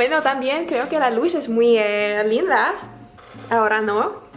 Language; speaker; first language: Spanish; non-native, learner; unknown